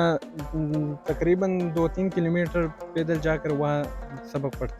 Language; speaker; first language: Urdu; non-native, local second language; Pashto